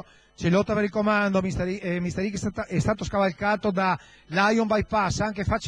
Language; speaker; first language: Italian; native; Italian